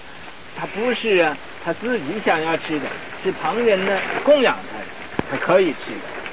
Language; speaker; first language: Chinese; native; Chinese